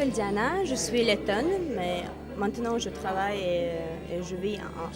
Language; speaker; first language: French; non-native, fluent; Latvian